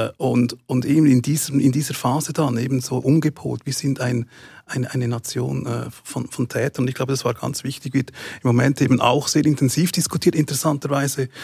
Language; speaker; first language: German; native; German